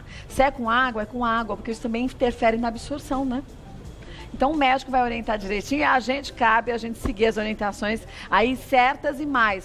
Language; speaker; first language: Portuguese; native; Portuguese